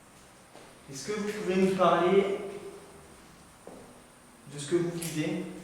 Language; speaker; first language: French; native; French